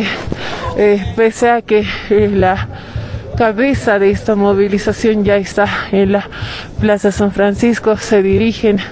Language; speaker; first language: Spanish; native; Spanish